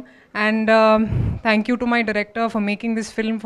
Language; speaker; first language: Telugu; non-native, fluent; Hindi